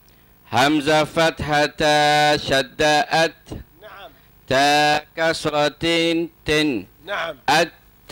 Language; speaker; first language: Arabic; non-native, learner; Malay